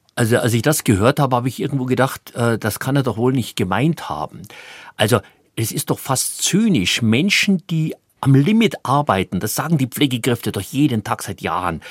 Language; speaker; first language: German; native; German